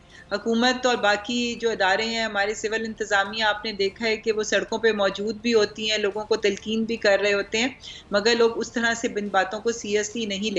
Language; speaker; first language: Urdu; native; Urdu